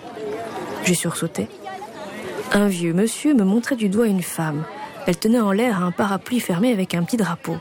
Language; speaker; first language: French; native; French